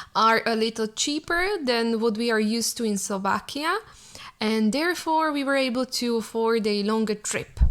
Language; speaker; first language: English; non-native, fluent; Slovak